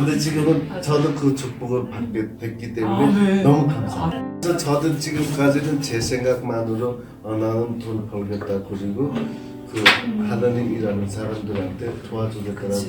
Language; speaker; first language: Korean; non-native, fluent; Nepali